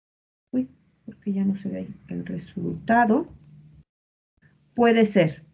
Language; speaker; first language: Spanish; native; Spanish